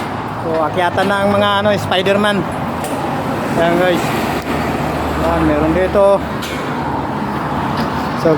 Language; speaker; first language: Filipino; native; Filipino